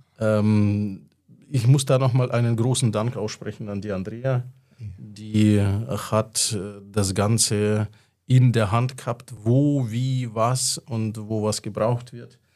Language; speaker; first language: German; non-native, fluent; Russian